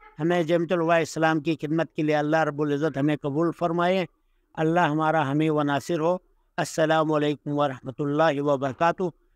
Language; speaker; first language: Urdu; non-native, local second language; Shina